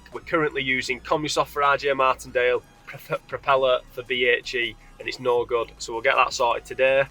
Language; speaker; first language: English; native; English